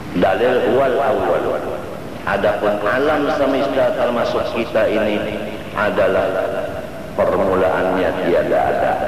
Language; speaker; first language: Malay; non-native, local second language; Banjar